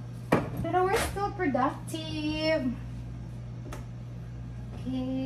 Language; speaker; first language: English; non-native, local second language; Filipino